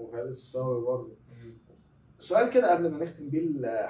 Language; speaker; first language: Arabic; native; Arabic